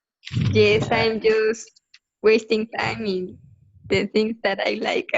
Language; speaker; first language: English; non-native, learner; Spanish